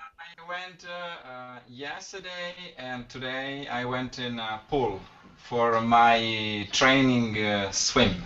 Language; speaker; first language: English; non-native, learner; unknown